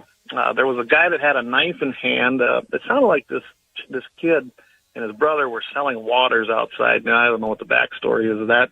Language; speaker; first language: English; native; English